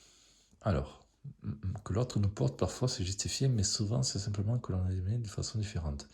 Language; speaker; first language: French; native; French